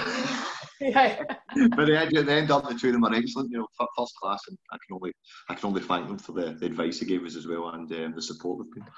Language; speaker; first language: English; native; English